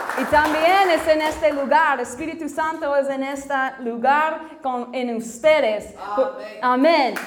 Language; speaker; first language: Spanish; non-native, learner; English